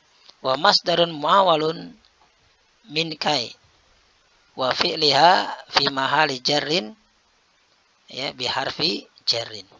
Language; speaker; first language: Arabic; non-native, fluent; Indonesian